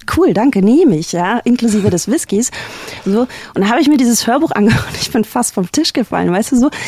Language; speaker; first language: German; native; German